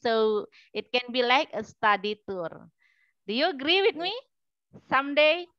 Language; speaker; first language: English; non-native, learner; Indonesian